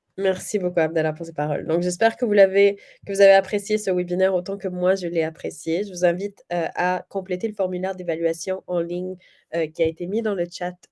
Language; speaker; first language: French; early bilingual, other home language; Arabic